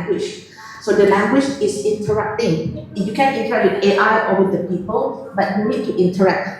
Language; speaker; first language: English; non-native, learner; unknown